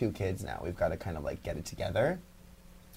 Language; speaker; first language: English; early bilingual, other home language; Spanish